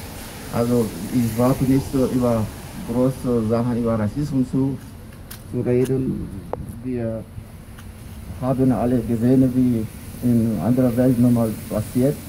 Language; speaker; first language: German; non-native, learner; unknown